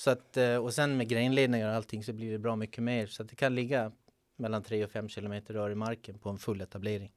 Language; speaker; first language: Swedish; native; Swedish